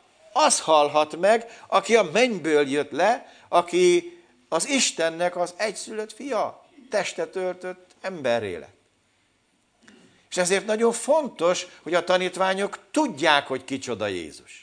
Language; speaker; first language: Hungarian; native; Hungarian